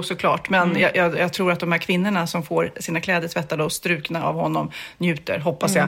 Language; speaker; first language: Swedish; native; Swedish